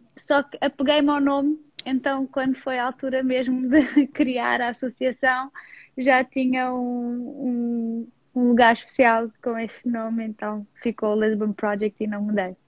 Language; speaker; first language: Portuguese; non-native, fluent; English